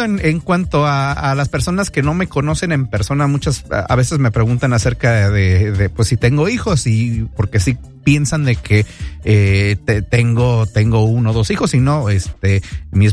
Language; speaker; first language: Spanish; early bilingual, heritage; Spanish